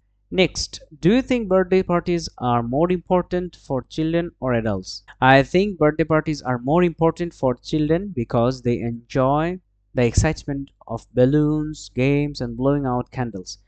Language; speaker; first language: English; non-native, local second language; Bangla